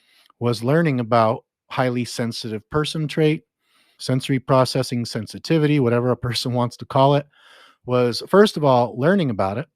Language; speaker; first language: English; native; English